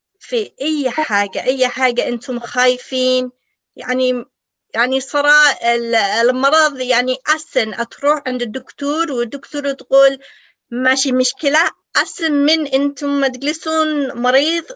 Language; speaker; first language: Arabic; early bilingual, heritage; English